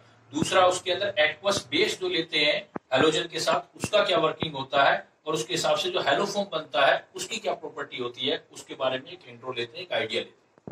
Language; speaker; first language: Hindi; native; Hindi